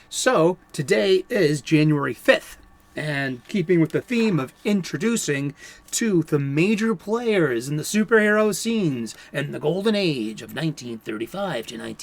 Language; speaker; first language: English; native; English